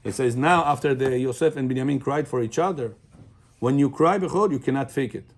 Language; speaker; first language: English; non-native, fluent; Russian